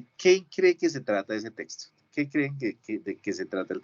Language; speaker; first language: Spanish; native; Spanish